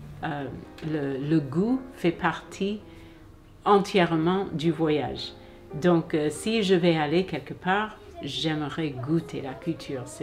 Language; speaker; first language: French; non-native, fluent; English